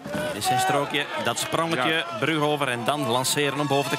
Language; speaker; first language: Dutch; native; Dutch